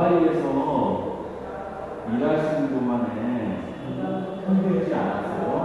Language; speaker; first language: Korean; native; Korean